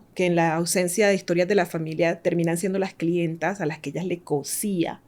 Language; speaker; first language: Spanish; native; Spanish